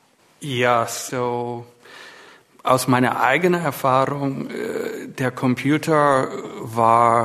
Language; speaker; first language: German; non-native, fluent; English